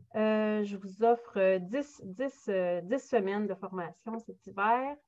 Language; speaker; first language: French; native; French